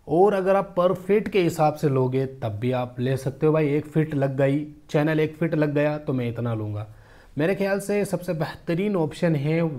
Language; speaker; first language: Hindi; native; Hindi